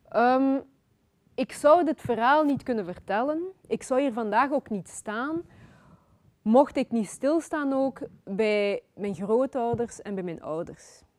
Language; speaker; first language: Dutch; early bilingual, other home language; Lingala